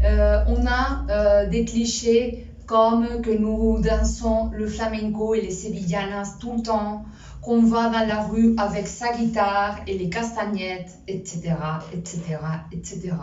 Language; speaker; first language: French; non-native, fluent; Spanish